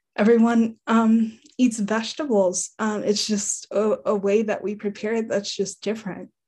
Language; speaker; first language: English; early bilingual, other home language; Haitian Creole